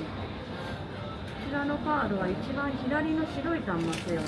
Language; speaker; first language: Japanese; native; Japanese